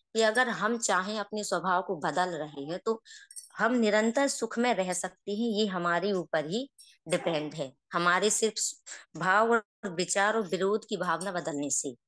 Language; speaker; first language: Hindi; native; Hindi